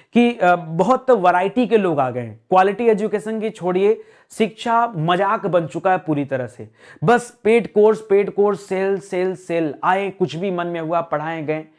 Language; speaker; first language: Hindi; native; Hindi